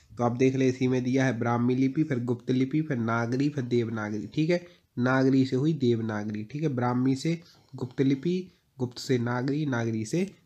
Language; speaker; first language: Hindi; native; Hindi